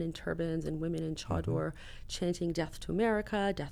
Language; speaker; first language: English; native; English